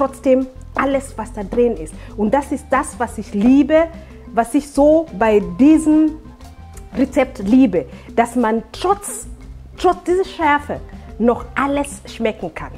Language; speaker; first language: German; non-native, fluent; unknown